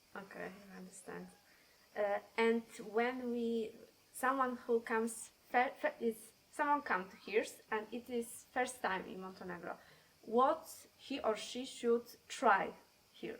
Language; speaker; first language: English; non-native, learner; Polish